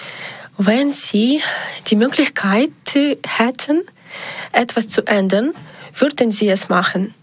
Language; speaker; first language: German; non-native, learner; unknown